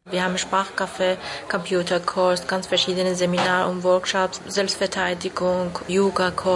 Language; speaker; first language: German; non-native, fluent; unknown